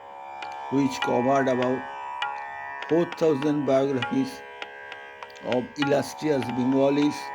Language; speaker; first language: English; non-native, local second language; Bangla